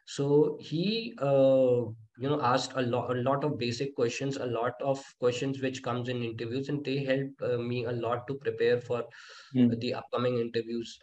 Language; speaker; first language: English; non-native, local second language; Hindi